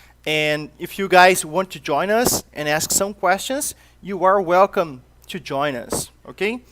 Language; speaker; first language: English; non-native, fluent; Portuguese